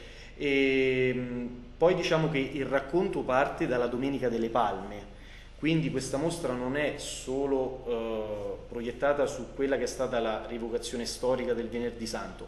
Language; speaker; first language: Italian; native; Italian